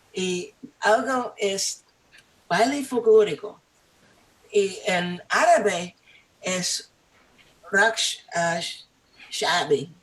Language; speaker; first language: Spanish; non-native, fluent; English